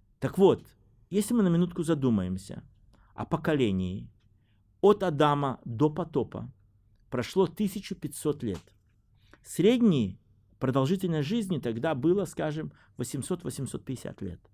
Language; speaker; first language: Russian; native; Russian